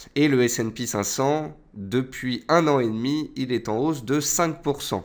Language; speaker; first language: French; native; French